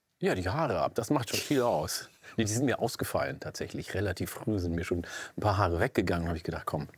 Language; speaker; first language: German; early bilingual, other home language; Oromo